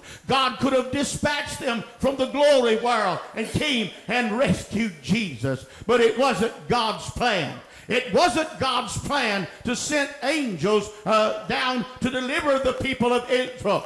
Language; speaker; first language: English; native; English